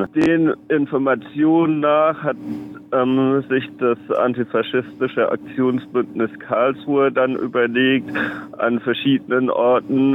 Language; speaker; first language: German; native; German